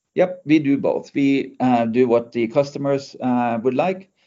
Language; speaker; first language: English; non-native, fluent; Norwegian